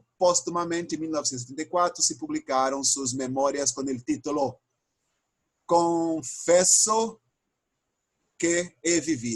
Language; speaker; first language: Spanish; non-native, fluent; Portuguese